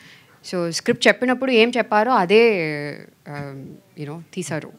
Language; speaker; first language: Telugu; non-native, fluent; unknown